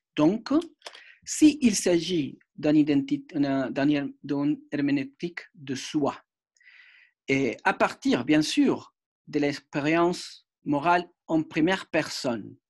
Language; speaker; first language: French; non-native, fluent; Spanish